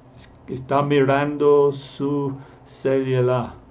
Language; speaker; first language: Spanish; non-native, fluent; English